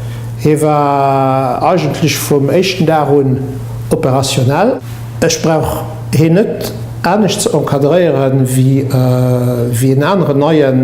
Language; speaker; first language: German; non-native, local second language; Luxembourgish